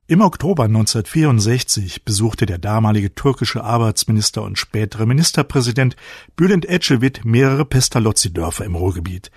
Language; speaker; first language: German; native; German